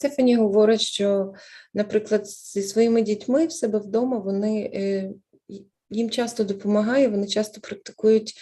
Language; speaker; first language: Ukrainian; native; Ukrainian